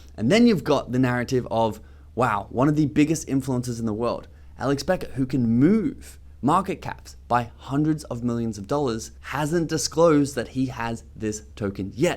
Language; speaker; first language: English; native; English